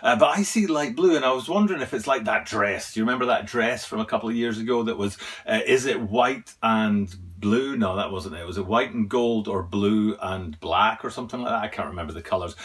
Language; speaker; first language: English; native; English